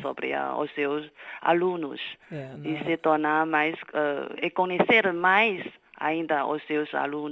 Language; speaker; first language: Portuguese; non-native, fluent; Chinese